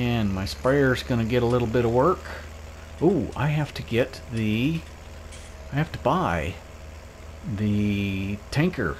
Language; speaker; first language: English; native; English